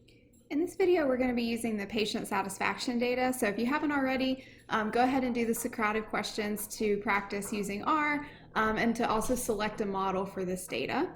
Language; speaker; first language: English; native; English